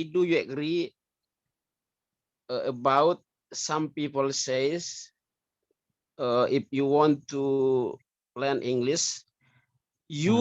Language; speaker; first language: English; non-native, learner; Indonesian